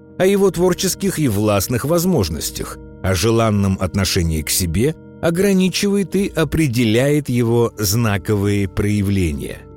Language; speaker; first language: Russian; native; Russian